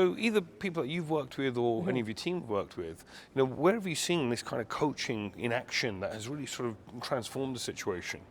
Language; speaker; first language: English; native; English